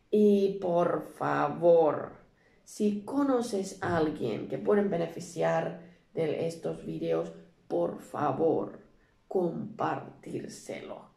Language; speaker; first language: Spanish; non-native, learner; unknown